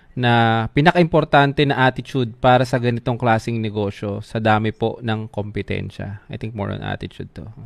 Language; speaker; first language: Filipino; native; Filipino